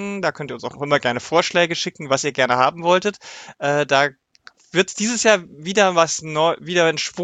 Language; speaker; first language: German; native; German